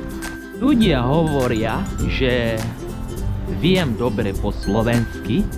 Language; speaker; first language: Slovak; non-native, learner; English